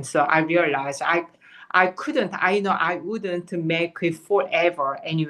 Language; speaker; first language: English; non-native, fluent; Korean